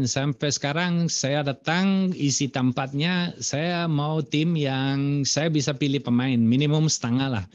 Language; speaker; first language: Indonesian; non-native, fluent; German